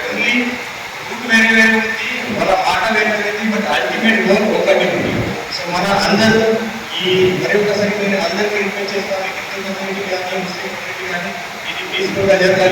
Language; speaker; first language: Telugu; non-native, fluent; Marathi